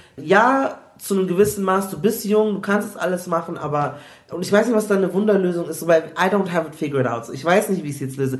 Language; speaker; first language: German; early bilingual, other home language; Igbo